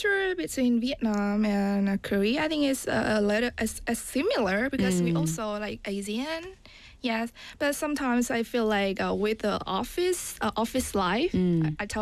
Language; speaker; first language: English; non-native, learner; Vietnamese